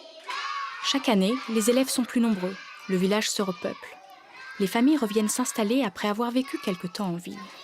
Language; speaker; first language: French; native; French